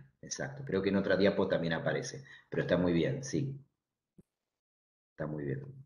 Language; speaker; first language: Spanish; native; Spanish